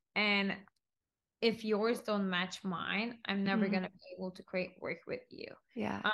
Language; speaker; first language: English; non-native, fluent; Turkish